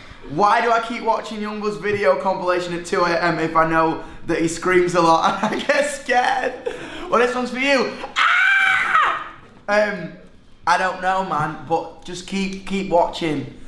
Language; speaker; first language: English; native; English